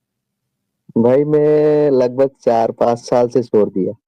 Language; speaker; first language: Hindi; non-native, local second language; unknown